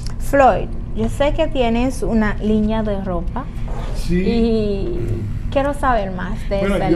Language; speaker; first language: Spanish; non-native, learner; Haitian Creole